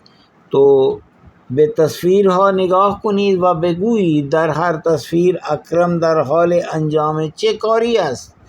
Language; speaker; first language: Persian; non-native, fluent; Urdu